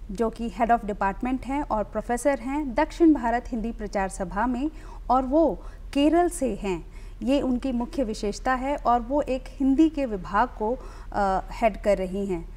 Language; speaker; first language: Hindi; non-native, local second language; Telugu